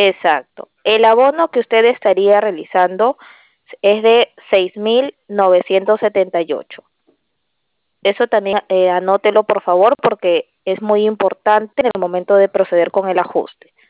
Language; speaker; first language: Spanish; native; Spanish